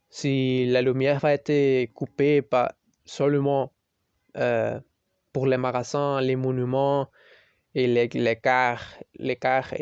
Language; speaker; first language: French; non-native, learner; Spanish